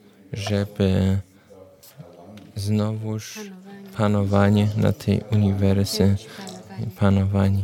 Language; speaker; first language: Polish; non-native, learner; German